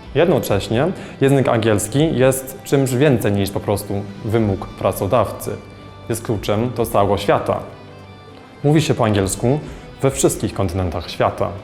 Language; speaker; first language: Polish; non-native, fluent; English